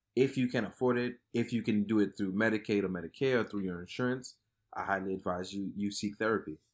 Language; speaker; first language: English; native; English